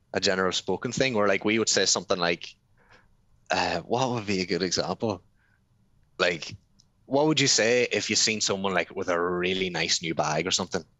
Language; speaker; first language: English; native; English